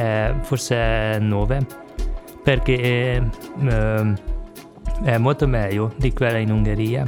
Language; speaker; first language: Italian; non-native, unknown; Hungarian